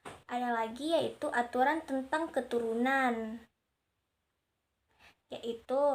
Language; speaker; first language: Indonesian; native; Indonesian